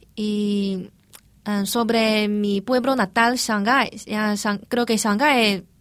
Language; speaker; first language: Spanish; non-native, fluent; Chinese